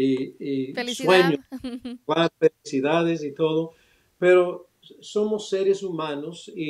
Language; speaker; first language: Spanish; early bilingual, other home language; English